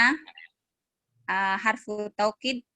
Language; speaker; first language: Arabic; non-native, learner; Indonesian